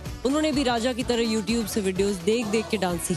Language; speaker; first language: Hindi; native; Hindi